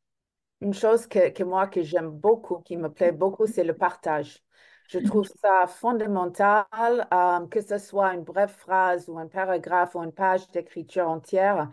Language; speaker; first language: French; non-native, fluent; English